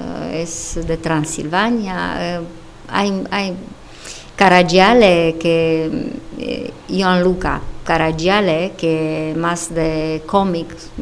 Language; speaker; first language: Spanish; non-native, fluent; Romanian